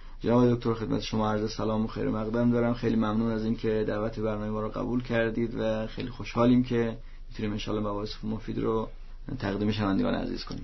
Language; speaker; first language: Persian; native; Persian